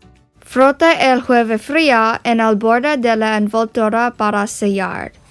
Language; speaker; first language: Spanish; non-native, learner; English